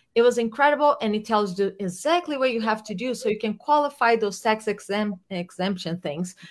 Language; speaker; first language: English; non-native, fluent; Portuguese